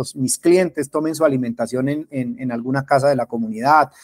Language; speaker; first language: Spanish; native; Spanish